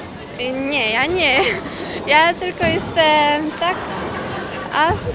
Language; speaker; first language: Polish; early bilingual, heritage; Spanish